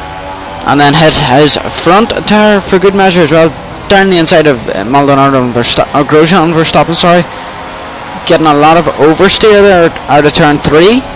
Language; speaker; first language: English; native; English